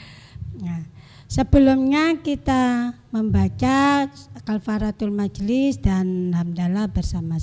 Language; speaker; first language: Indonesian; native; Indonesian